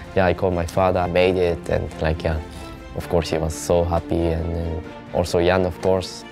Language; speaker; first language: English; non-native, learner; Japanese